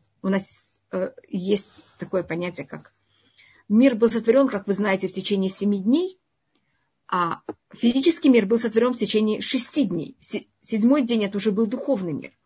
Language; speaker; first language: Russian; early bilingual, heritage; Russian